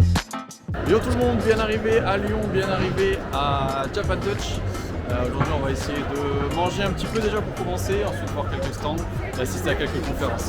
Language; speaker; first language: French; native; French